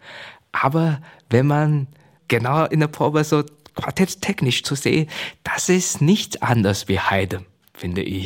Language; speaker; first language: German; non-native, fluent; Chinese